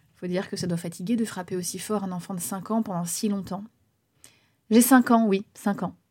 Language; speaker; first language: French; native; French